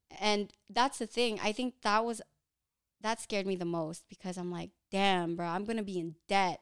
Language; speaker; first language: English; early bilingual, other home language; Filipino